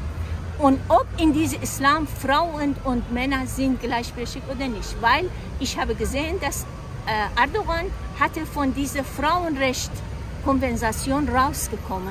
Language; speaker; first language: German; non-native, fluent; Persian